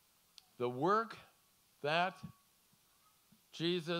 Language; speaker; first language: English; native; English